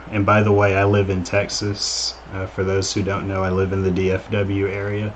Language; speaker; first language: English; native; English